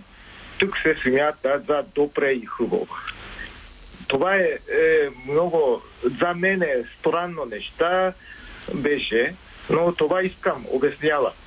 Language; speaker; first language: Bulgarian; non-native, learner; Japanese